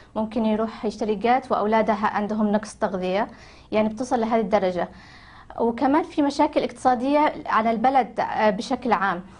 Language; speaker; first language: Arabic; native; Arabic